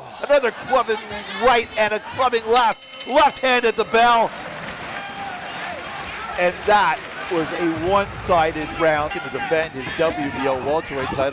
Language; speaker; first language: English; native; English